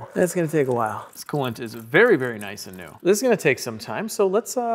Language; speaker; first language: English; native; English